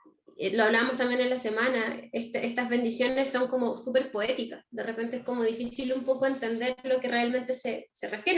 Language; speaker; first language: Spanish; native; Spanish